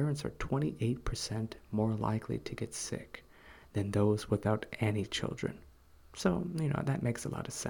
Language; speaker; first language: English; native; English